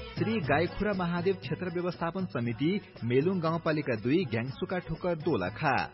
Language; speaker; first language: Nepali; native; Nepali